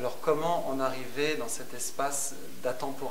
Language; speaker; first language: French; native; French